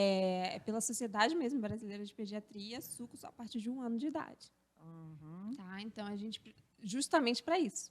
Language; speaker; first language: Portuguese; native; Portuguese